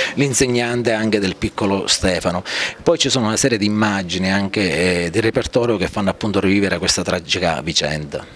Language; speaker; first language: Italian; native; Italian